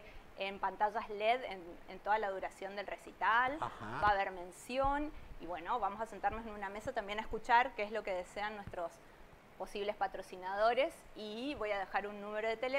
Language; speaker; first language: Spanish; native; Spanish